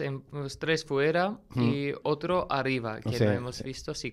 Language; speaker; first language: Spanish; non-native, learner; Armenian